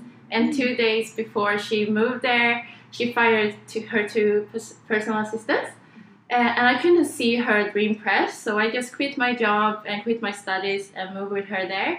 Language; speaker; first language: English; non-native, fluent; Swedish